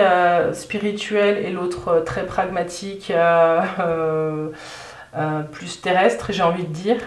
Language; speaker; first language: French; native; French